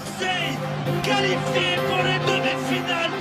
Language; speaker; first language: French; native; French